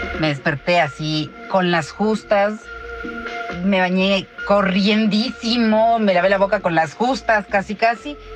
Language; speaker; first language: Spanish; native; Spanish